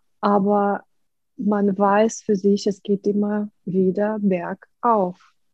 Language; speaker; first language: German; non-native, fluent; Russian